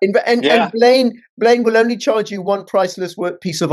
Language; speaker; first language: English; native; English